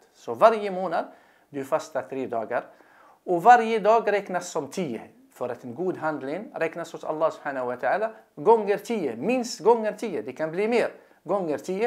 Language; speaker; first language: Swedish; non-native, fluent; Arabic